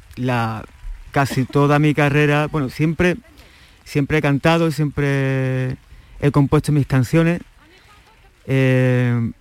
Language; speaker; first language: Spanish; native; Spanish